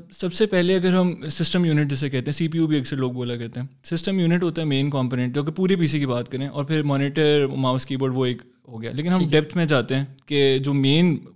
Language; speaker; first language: Urdu; native; Urdu